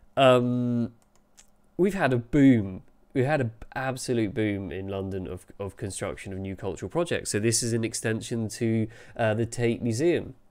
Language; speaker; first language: English; native; English